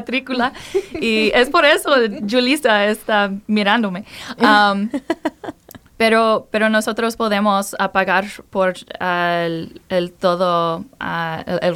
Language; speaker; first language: Spanish; non-native, learner; English